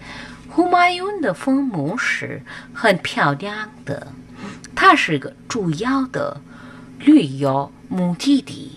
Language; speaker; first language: Chinese; non-native, fluent; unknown